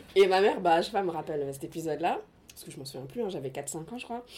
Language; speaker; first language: French; native; French